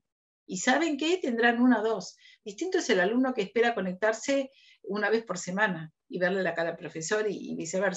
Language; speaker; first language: Spanish; native; Spanish